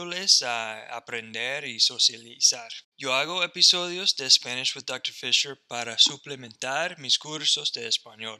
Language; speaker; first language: Spanish; non-native, fluent; English